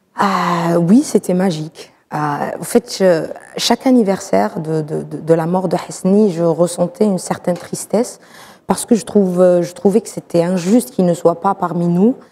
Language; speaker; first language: French; non-native, local second language; Arabic